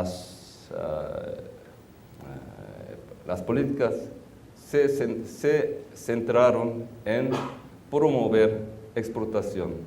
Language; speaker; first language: Spanish; non-native, fluent; Korean